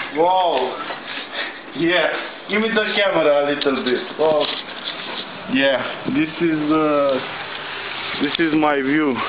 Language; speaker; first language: English; non-native, learner; Romanian